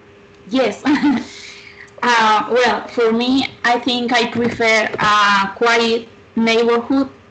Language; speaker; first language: English; non-native, learner; Spanish